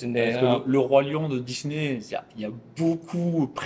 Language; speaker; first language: French; native; French